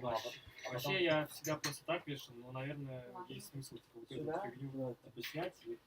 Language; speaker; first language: Russian; native; Russian